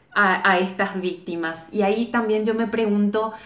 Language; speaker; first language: Spanish; native; Spanish